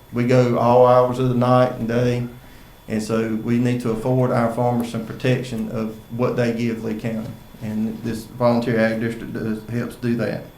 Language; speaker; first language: English; native; English